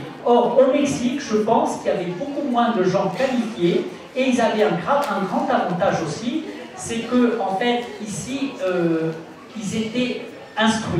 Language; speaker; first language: French; native; French